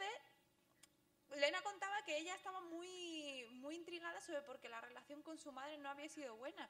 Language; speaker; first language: Spanish; early bilingual, other home language; Chinese